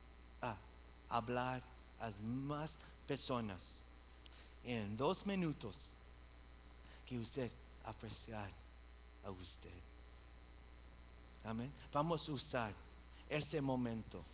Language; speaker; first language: Spanish; early bilingual, heritage; English